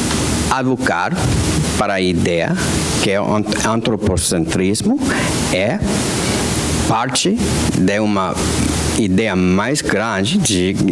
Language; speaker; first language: Portuguese; non-native, fluent; English